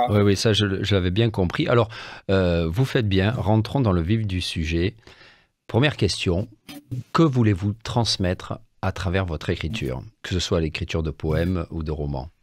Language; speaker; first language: French; native; French